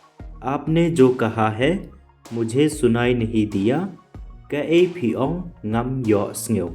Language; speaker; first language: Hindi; non-native, local second language; Khasi